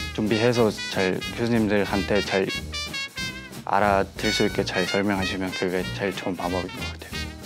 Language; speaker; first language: Korean; non-native, fluent; Mongolian